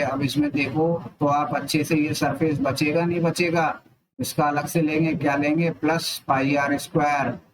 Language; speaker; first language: Hindi; native; Hindi